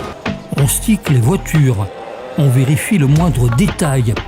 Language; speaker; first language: French; native; French